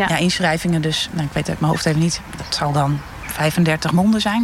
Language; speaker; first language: Dutch; native; Dutch